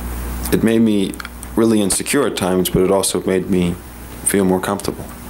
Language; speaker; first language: English; native; English